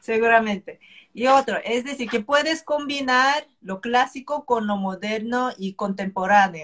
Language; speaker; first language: Spanish; non-native, fluent; Korean